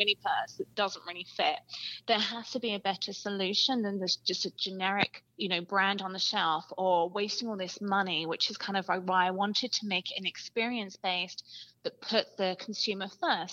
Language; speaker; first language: English; native; English